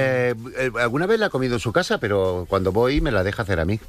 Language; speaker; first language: Spanish; native; Spanish